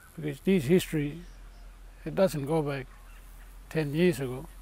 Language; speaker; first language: English; native; English